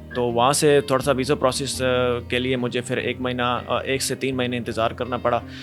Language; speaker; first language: Urdu; non-native, local second language; Punjabi